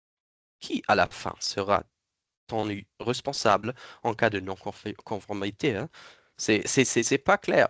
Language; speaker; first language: French; non-native, fluent; German